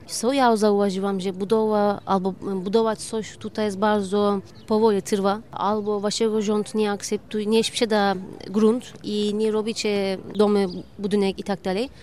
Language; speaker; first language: Polish; non-native, learner; Turkish